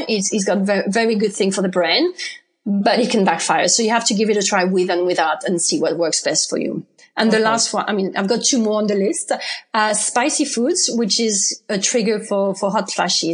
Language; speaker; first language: English; non-native, fluent; French